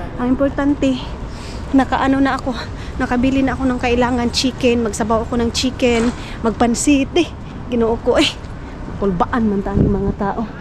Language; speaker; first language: Filipino; non-native, local second language; Cebuano